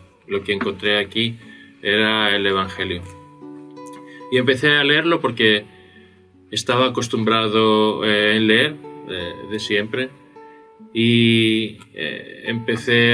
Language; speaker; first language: Spanish; non-native, fluent; Greek